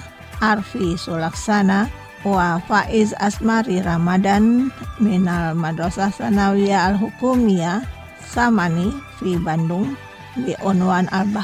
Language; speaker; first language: Arabic; non-native, fluent; Indonesian